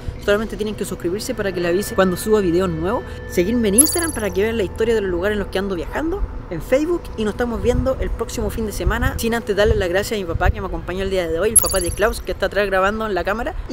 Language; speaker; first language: Spanish; native; Spanish